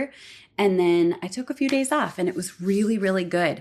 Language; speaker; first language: English; native; English